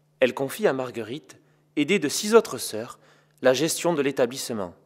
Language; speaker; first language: French; native; French